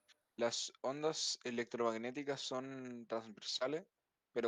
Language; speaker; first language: Spanish; native; Spanish